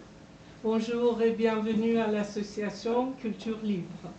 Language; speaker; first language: French; non-native, fluent; Persian